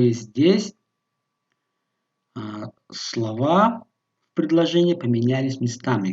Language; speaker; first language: Russian; non-native, local second language; Tajik